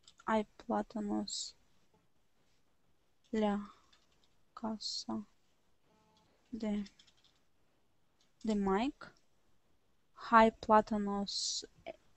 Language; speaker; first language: Spanish; non-native, learner; Russian